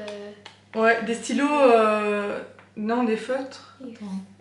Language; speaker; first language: French; native; French